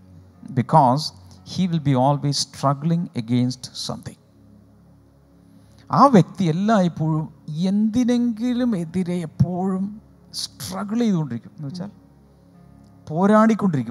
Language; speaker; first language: Malayalam; native; Malayalam